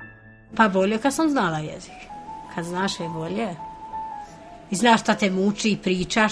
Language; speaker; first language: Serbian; non-native, fluent; Albanian